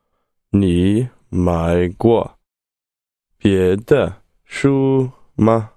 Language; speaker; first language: Chinese; non-native, learner; English